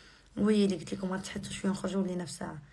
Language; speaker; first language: Arabic; native; Arabic